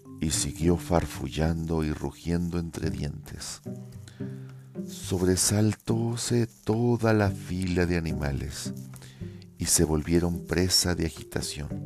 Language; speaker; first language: Spanish; native; Spanish